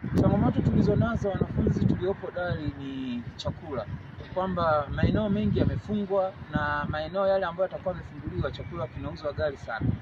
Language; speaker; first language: Swahili; native; Swahili